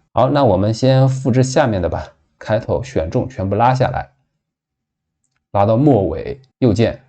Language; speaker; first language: Chinese; native; Chinese